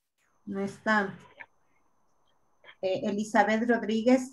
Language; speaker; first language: Spanish; native; Spanish